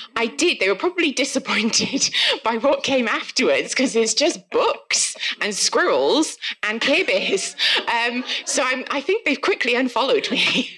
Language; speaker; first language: English; native; English